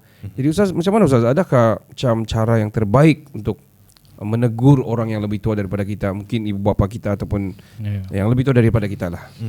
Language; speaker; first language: Malay; native; Malay